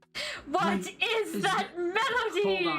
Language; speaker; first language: English; native; English